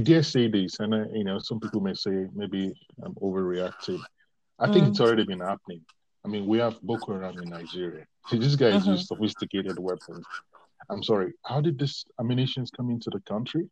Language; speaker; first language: English; non-native, local second language; Yoruba